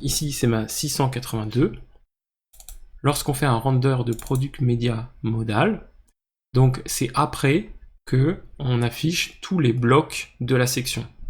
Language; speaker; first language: French; native; French